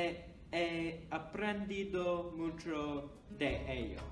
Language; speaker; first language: Spanish; non-native, learner; English